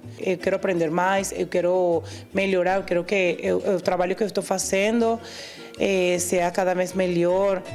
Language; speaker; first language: Portuguese; non-native, fluent; Spanish